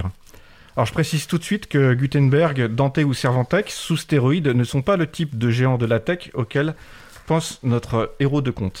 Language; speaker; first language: French; native; French